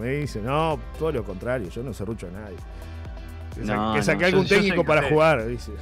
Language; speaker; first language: Spanish; native; Spanish